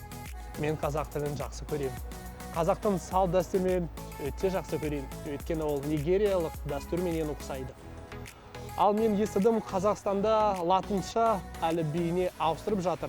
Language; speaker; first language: Kazakh; non-native, learner; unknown